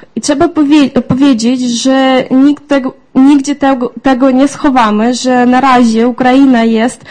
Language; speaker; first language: Polish; non-native, fluent; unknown